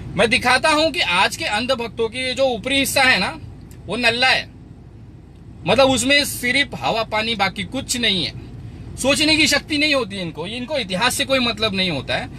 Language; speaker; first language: Hindi; native; Hindi